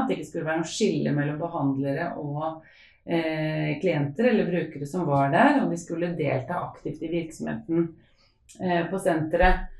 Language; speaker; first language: Norwegian; native; Norwegian